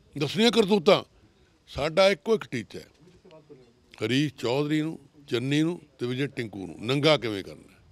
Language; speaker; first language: Punjabi; native; Punjabi